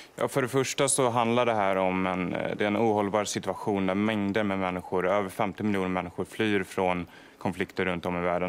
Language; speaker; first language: Swedish; native; Swedish